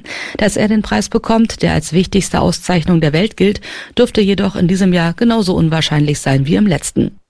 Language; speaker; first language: German; native; German